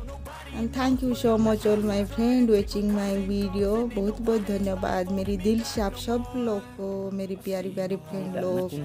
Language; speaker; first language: Hindi; non-native, local second language; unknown